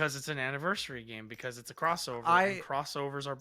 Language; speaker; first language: English; native; English